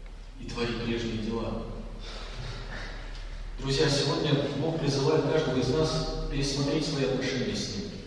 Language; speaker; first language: Russian; native; Russian